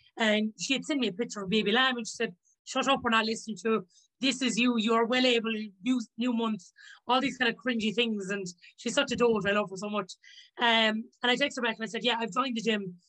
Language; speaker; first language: English; native; English